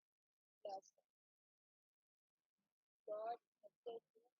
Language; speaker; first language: Swedish; non-native, learner; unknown